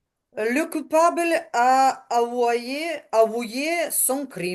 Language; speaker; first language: French; non-native, learner; Ukrainian